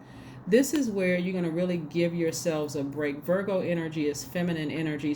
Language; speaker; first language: English; native; English